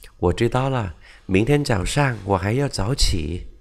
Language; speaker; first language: Chinese; non-native, fluent; Vietnamese